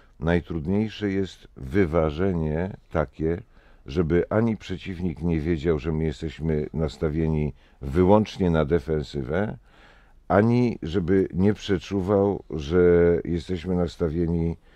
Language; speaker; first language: Polish; native; Polish